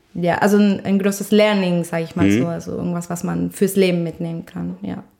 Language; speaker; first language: German; non-native, fluent; Spanish